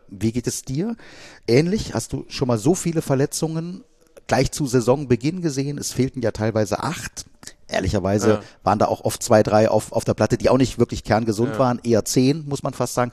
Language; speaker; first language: German; native; German